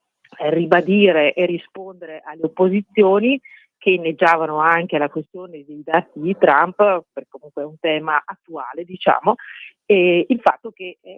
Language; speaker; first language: Italian; native; Italian